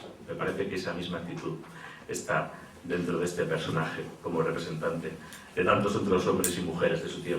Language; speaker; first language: Spanish; native; Spanish